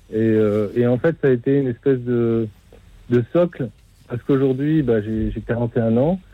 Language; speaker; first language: French; native; French